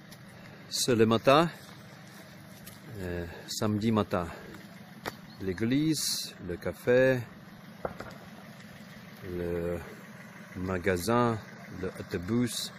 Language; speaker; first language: French; non-native, learner; Ukrainian